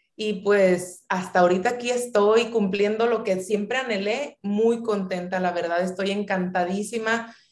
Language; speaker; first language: Spanish; native; Spanish